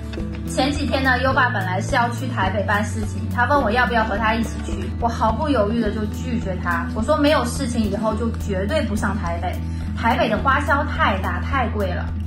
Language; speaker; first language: Chinese; native; Chinese